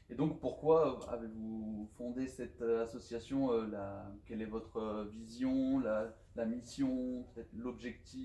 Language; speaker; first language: French; native; French